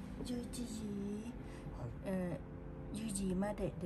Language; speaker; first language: Japanese; non-native, learner; Thai